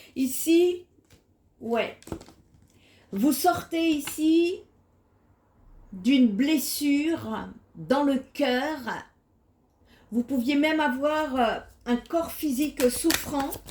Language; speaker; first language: French; native; French